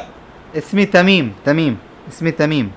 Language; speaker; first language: Arabic; non-native, fluent; Bangla